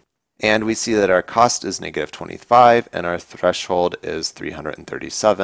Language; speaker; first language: English; native; English